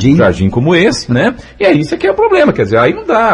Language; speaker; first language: Portuguese; native; Portuguese